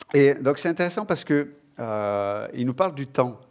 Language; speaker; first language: French; native; French